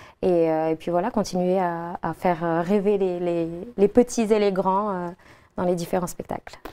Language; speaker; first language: French; native; French